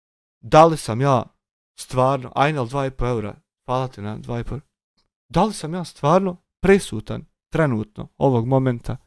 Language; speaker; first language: Bosnian; native; Bosnian